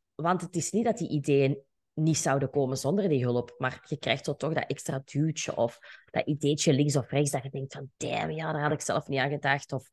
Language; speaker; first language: Dutch; native; Dutch